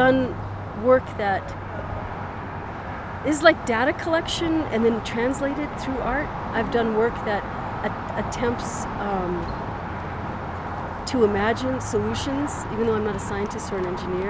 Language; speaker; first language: English; native; English